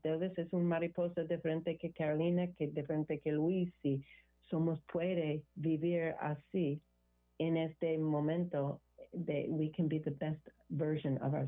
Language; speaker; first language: Spanish; non-native, learner; English